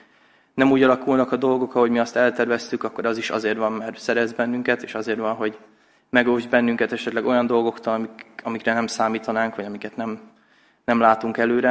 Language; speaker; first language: Hungarian; native; Hungarian